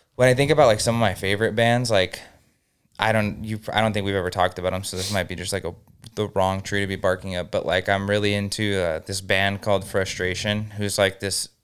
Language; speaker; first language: English; native; English